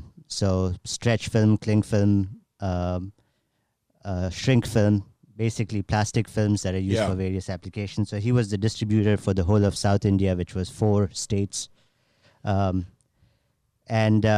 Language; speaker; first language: English; non-native, local second language; Gujarati